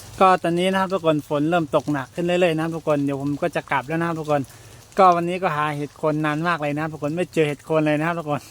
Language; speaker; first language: Thai; non-native, local second language; Shan